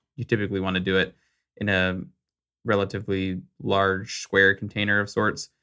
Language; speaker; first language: English; native; English